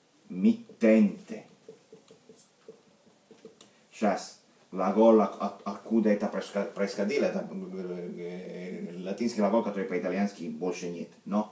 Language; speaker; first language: Russian; non-native, fluent; Italian